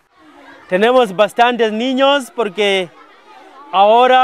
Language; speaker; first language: Spanish; non-native, fluent; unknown